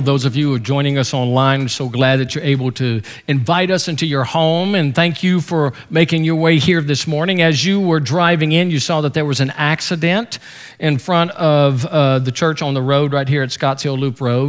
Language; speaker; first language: English; native; English